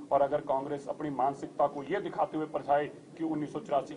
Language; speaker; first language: Hindi; non-native, local second language; Punjabi